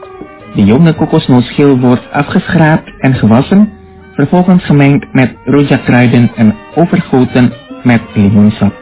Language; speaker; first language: Dutch; non-native, fluent; Indonesian